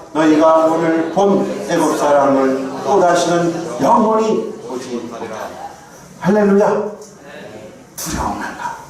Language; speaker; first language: Korean; native; Korean